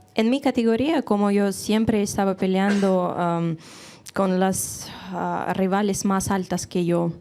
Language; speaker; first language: Spanish; non-native, fluent; Russian